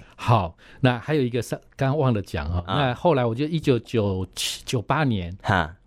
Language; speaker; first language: Chinese; native; Chinese